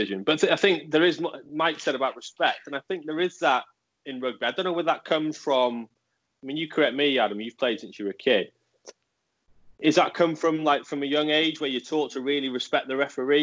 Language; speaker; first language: English; native; English